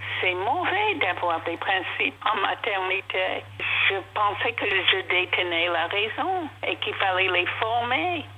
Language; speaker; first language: French; non-native, fluent; English